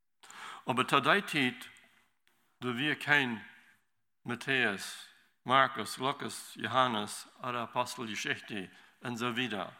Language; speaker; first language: German; non-native, learner; Low German